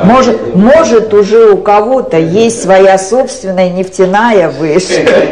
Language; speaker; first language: Russian; native; Russian